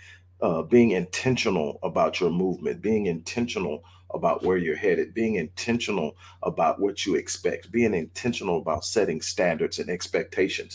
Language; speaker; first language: English; native; English